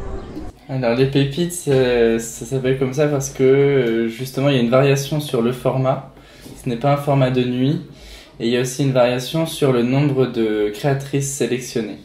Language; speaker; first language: French; native; French